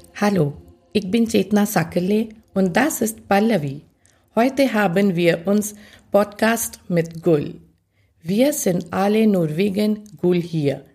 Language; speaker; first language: German; non-native, learner; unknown